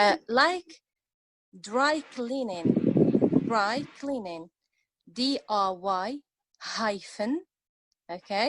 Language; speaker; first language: English; non-native, fluent; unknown